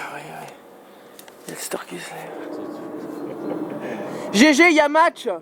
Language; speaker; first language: French; native; French